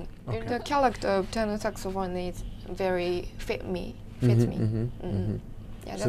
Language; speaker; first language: English; non-native, learner; Japanese